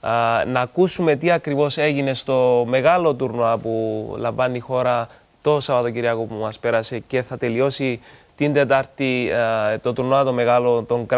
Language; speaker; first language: Greek; native; Greek